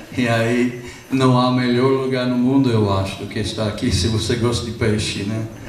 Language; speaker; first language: Portuguese; non-native, fluent; English